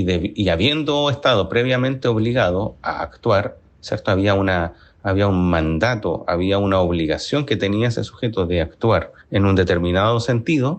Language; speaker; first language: Spanish; native; Spanish